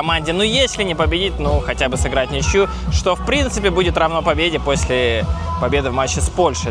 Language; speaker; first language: Russian; native; Russian